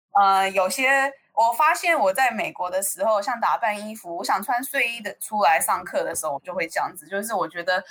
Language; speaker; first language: Chinese; native; Chinese